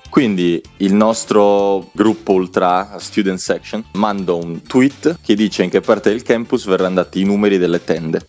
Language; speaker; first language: Italian; native; Italian